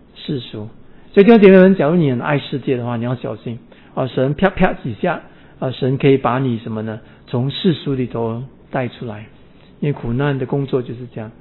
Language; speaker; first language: Chinese; native; Chinese